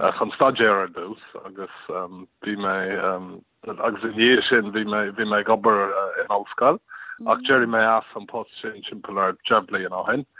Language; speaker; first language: Irish; non-native, learner; English